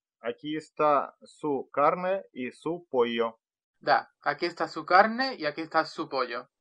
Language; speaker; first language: Spanish; non-native, learner; Russian